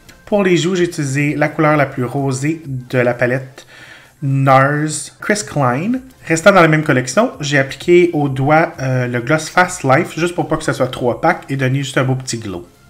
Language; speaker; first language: French; native; French